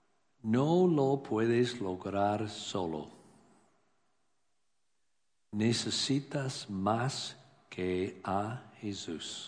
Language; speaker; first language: Spanish; non-native, learner; English